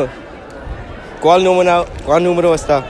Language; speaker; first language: Spanish; non-native, learner; English